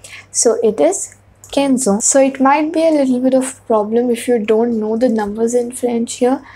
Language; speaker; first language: English; non-native, local second language; Hindi